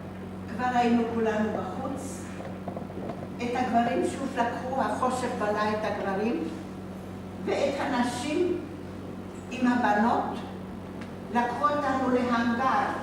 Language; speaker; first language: Hebrew; non-native, fluent; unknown